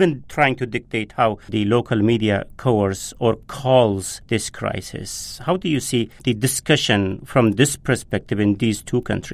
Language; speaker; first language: English; non-native, fluent; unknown